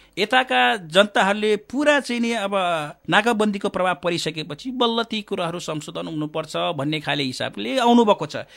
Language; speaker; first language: Nepali; non-native, local second language; Eastern Tamang